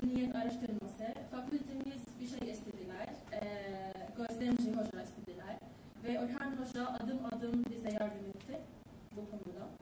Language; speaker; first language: Turkish; non-native, learner; Arabic